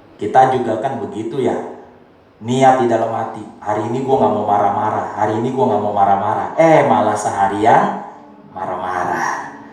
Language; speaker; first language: Indonesian; native; Indonesian